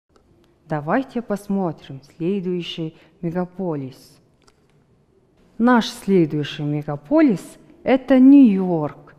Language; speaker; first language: Russian; non-native, fluent; Mongolian